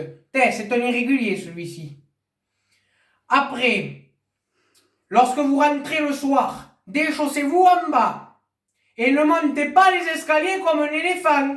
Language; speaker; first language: French; native; French